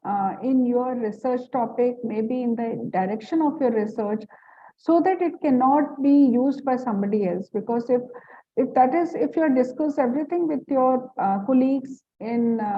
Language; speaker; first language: English; non-native, local second language; Hindi